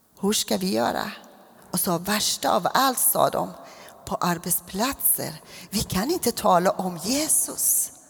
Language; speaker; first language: Swedish; non-native, fluent; Persian